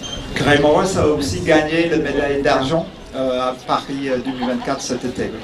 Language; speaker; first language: French; non-native, fluent; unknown